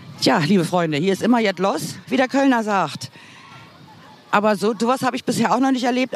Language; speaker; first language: German; native; German